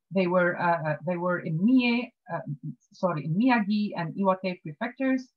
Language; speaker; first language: English; non-native, fluent; Arabic